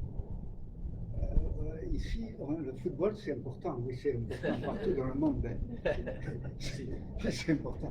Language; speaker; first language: French; native; French